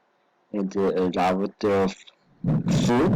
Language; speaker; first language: English; non-native, learner; Chinese